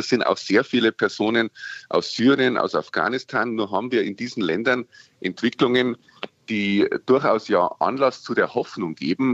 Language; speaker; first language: German; native; German